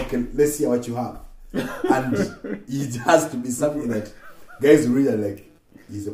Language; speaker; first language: English; non-native, local second language; Ganda